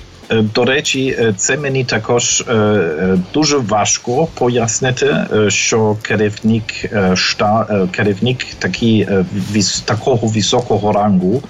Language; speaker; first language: Ukrainian; non-native, fluent; German